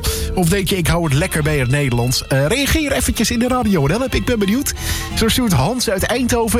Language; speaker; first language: Dutch; native; Dutch